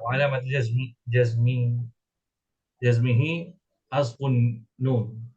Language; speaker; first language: Arabic; non-native, learner; Indonesian